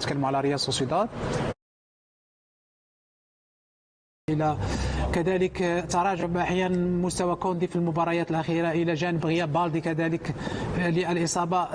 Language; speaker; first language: Arabic; native; Arabic